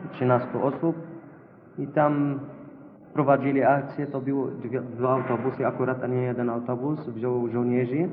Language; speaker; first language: Polish; non-native, learner; Arabic